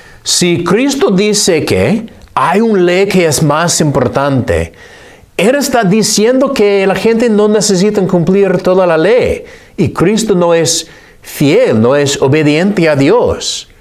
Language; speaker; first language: Spanish; non-native, fluent; English